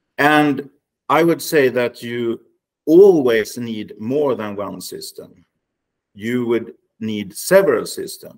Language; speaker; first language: English; non-native, fluent; Swedish